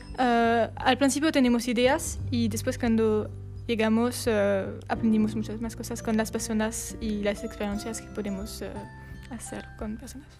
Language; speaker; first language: Spanish; non-native, learner; French